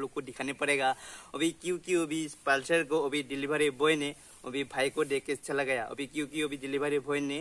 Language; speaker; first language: Hindi; non-native, local second language; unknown